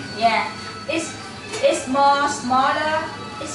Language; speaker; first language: English; non-native, learner; Vietnamese